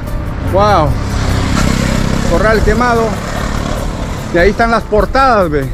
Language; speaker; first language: Spanish; native; Spanish